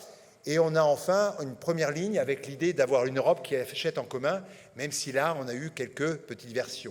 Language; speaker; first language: French; native; French